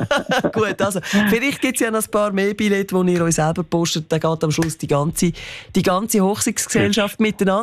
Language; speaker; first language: German; native; German